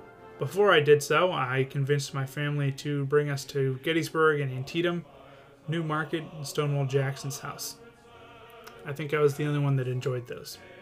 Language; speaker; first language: English; native; English